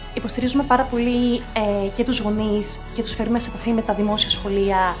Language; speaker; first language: Greek; native; Greek